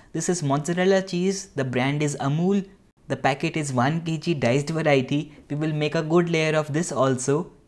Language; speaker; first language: English; non-native, local second language; Hindi